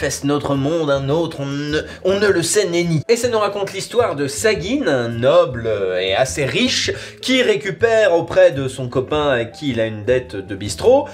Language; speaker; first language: French; native; French